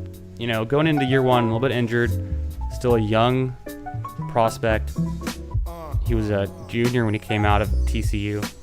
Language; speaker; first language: English; native; English